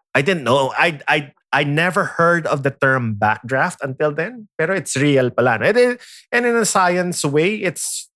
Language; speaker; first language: English; non-native, local second language; Filipino